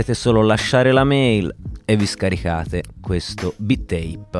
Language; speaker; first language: Italian; native; Italian